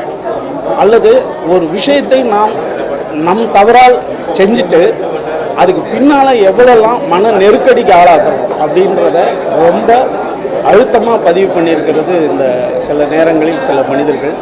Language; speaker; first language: Tamil; native; Tamil